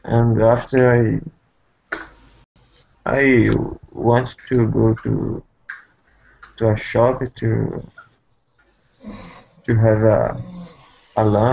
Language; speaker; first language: English; non-native, learner; Portuguese